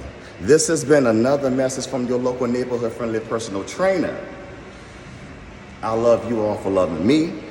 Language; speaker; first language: English; native; English